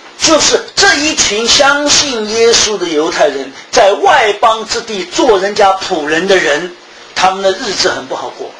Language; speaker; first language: Chinese; early bilingual, heritage; Chinese